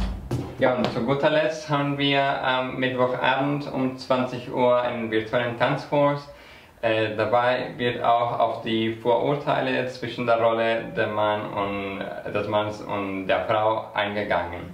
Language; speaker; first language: German; non-native, fluent; Portuguese